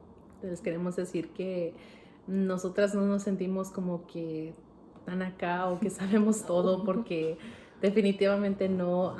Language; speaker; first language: Spanish; early bilingual, heritage; Spanish